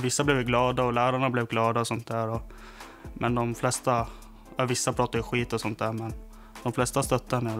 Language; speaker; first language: Swedish; native; Swedish